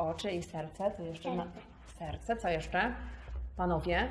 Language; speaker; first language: Polish; native; Polish